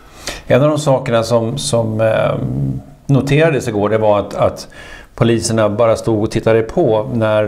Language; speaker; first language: Swedish; native; Swedish